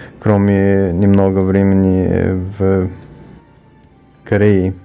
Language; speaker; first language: Russian; early bilingual, heritage; Russian